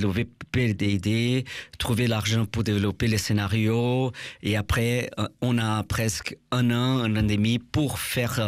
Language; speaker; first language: French; non-native, fluent; Portuguese